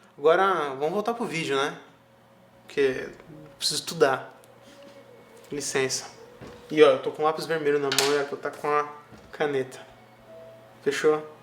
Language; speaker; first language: Portuguese; native; Portuguese